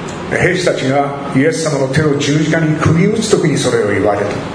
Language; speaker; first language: Japanese; native; Japanese